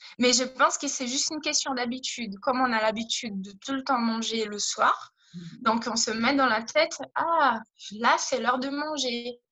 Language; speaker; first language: French; non-native, fluent; Portuguese